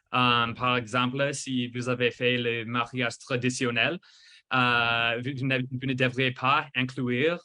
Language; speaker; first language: French; non-native, fluent; English